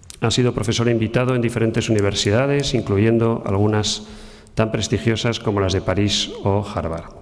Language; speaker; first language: Spanish; native; Spanish